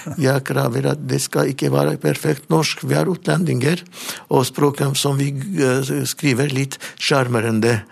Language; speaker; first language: Norwegian; non-native, learner; Armenian